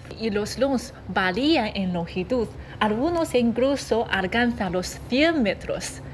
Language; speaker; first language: Spanish; non-native, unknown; Chinese